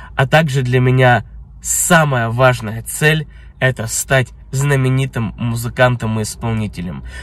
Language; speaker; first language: Russian; early bilingual, heritage; Russian